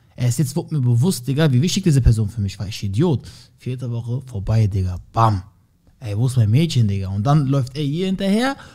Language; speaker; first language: German; early bilingual, other home language; Turkish